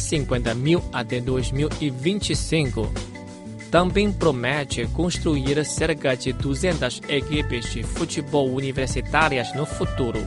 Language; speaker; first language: Portuguese; non-native, fluent; Chinese